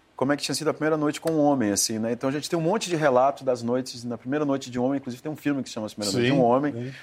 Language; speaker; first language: Portuguese; native; Portuguese